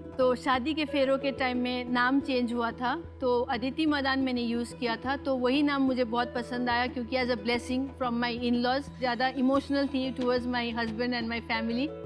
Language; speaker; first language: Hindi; non-native, local second language; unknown